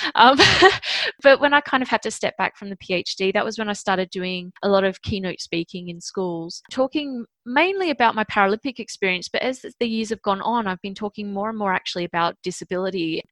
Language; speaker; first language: English; native; English